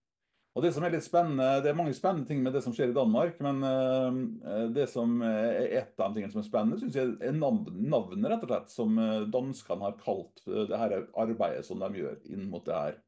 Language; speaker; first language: Norwegian; native; Norwegian